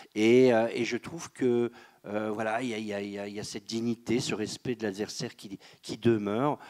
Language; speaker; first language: French; native; French